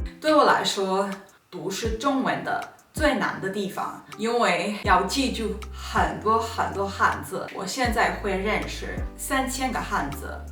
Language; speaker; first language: Chinese; non-native, learner; Spanish